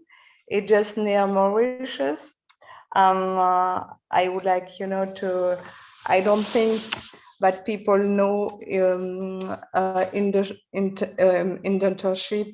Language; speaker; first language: English; non-native, learner; French